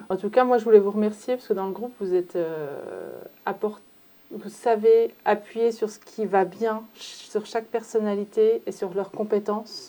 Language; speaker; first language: French; native; French